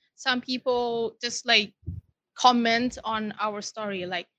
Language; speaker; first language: English; non-native, fluent; Thai